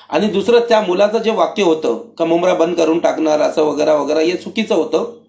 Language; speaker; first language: Marathi; non-native, local second language; Urdu